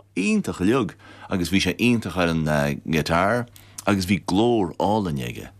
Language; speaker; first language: Irish; native; Irish